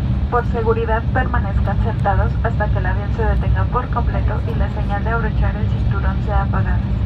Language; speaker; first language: Spanish; native; Spanish